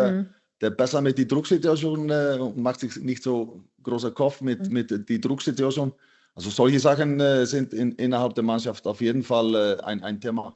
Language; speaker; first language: German; non-native, fluent; Icelandic